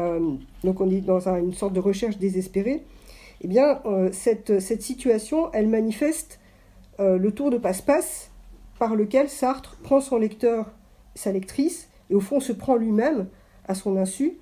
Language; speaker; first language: French; native; French